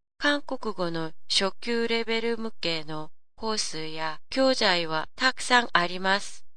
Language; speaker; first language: Japanese; non-native, fluent; Korean